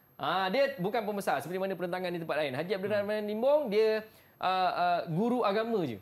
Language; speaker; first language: Malay; native; Malay